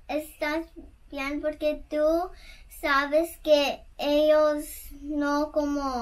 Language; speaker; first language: Spanish; non-native, learner; English